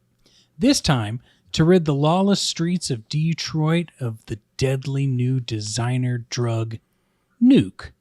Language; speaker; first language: English; native; English